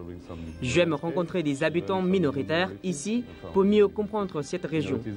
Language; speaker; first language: French; non-native, fluent; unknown